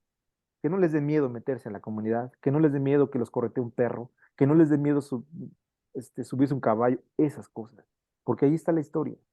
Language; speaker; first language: Spanish; native; Spanish